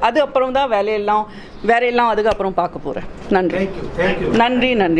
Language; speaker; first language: Tamil; non-native, learner; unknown